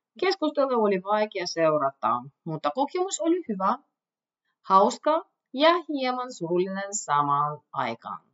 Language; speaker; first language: Finnish; non-native, learner; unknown